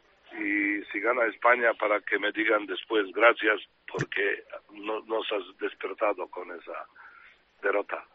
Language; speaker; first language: Spanish; non-native, fluent; Serbian